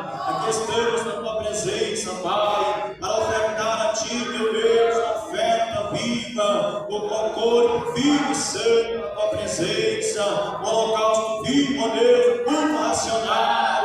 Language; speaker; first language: Portuguese; native; Portuguese